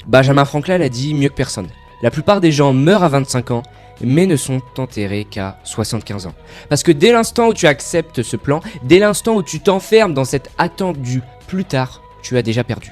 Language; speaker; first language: French; native; French